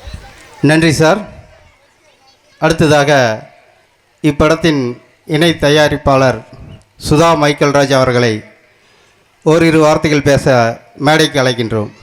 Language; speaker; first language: Tamil; native; Tamil